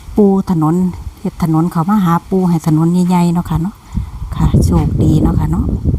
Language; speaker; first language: Thai; native; Thai